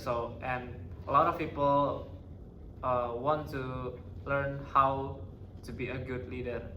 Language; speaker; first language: English; non-native, learner; Indonesian